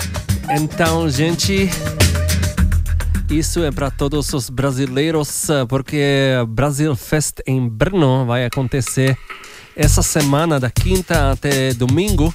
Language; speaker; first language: Portuguese; non-native, fluent; Czech